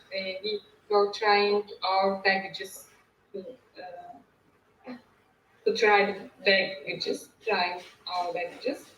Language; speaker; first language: English; non-native, learner; Turkish